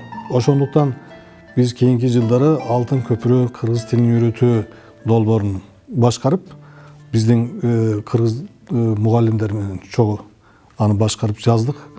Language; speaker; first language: Kyrgyz; non-native, fluent; Turkish